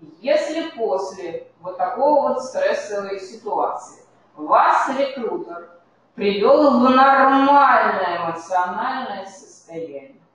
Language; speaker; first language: Russian; native; Russian